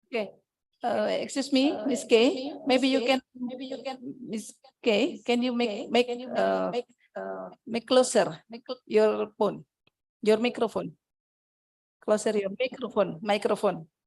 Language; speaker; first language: English; non-native, fluent; Indonesian